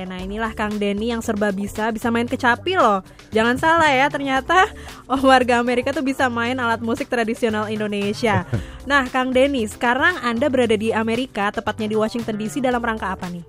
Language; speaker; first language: Indonesian; native; Indonesian